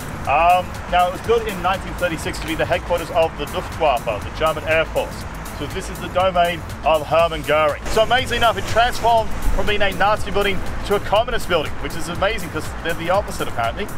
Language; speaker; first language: English; native; English